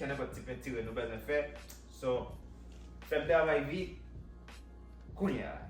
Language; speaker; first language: Haitian Creole; early bilingual, heritage; Haitian Creole